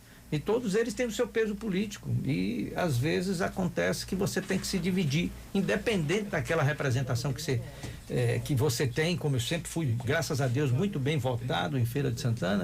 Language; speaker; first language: Portuguese; native; Portuguese